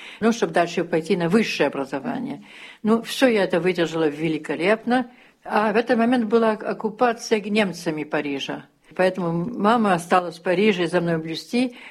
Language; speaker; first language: Russian; early bilingual, heritage; Russian